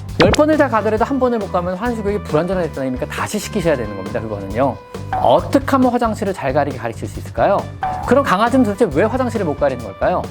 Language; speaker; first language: Korean; native; Korean